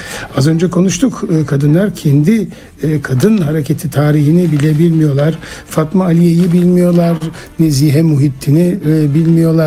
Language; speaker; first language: Turkish; native; Turkish